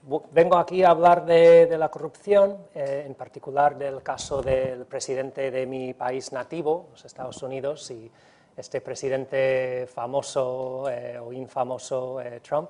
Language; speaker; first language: Spanish; non-native, fluent; English